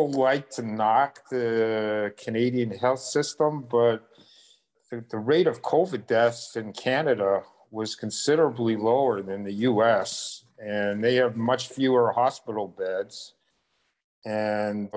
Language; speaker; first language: English; native; English